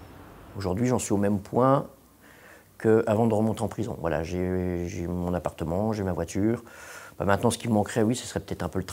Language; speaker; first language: French; native; French